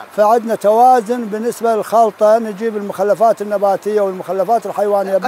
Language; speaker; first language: Arabic; native; Arabic